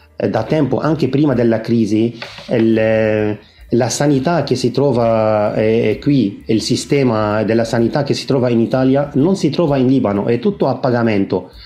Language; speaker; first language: Italian; non-native, fluent; Arabic